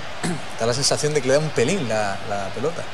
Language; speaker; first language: Spanish; native; Spanish